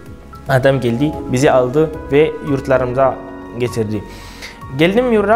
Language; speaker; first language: Turkish; non-native, fluent; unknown